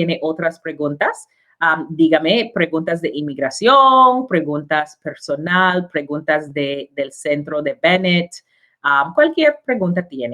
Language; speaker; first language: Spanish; non-native, learner; English